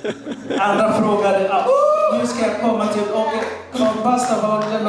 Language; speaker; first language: Swedish; non-native, learner; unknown